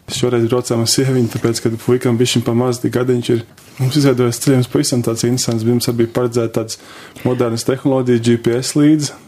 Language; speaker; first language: Latvian; native; Latvian